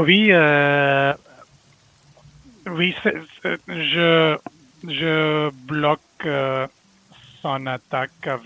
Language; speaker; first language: French; non-native, learner; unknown